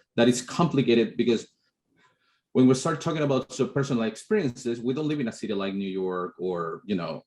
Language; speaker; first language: English; non-native, fluent; Spanish